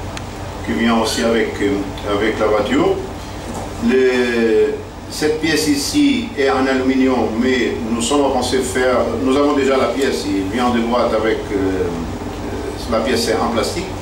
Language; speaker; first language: French; non-native, fluent; Portuguese